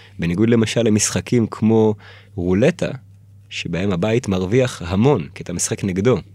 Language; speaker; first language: Hebrew; early bilingual, other home language; Russian